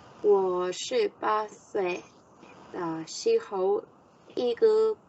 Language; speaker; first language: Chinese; non-native, learner; Spanish